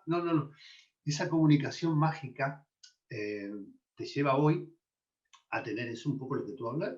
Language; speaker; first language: Spanish; native; Spanish